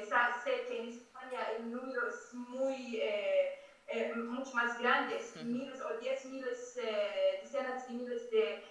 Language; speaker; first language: Spanish; non-native, fluent; Arabic